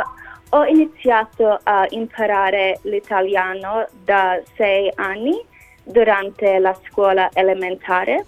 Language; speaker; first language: Italian; non-native, learner; English